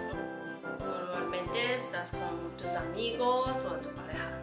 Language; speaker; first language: Spanish; non-native, learner; Japanese